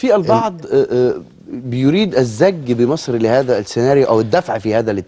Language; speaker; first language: Arabic; native; Arabic